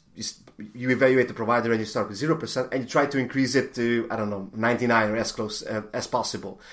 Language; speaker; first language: English; non-native, fluent; Hungarian